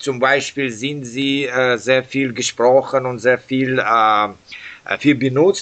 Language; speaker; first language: German; non-native, learner; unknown